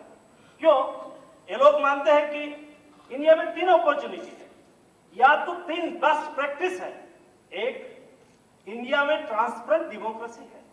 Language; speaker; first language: Hindi; non-native, local second language; Gujarati